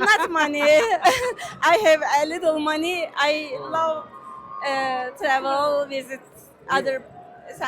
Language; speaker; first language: English; non-native, learner; Turkish